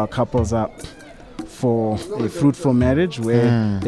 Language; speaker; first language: English; non-native, local second language; Zulu